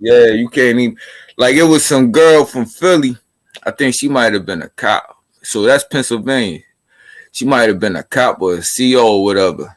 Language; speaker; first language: English; native; English